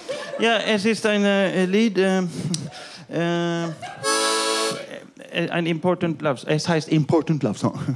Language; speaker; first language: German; non-native, learner; Swedish